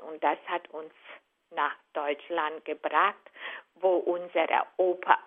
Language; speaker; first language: German; non-native, fluent; Hungarian